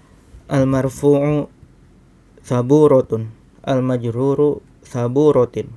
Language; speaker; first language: Arabic; non-native, learner; Indonesian